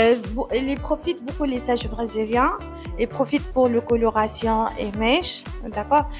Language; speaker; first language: French; non-native, learner; Arabic